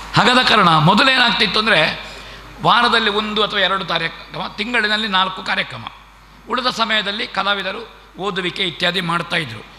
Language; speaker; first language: Kannada; native; Kannada